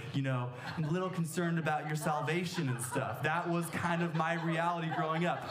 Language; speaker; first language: English; native; English